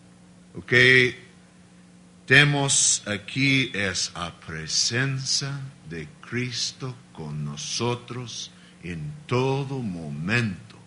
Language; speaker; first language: Spanish; non-native, learner; Portuguese